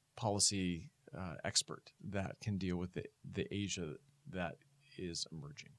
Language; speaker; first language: English; native; English